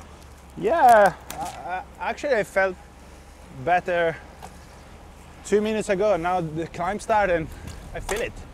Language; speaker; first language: English; non-native, fluent; Italian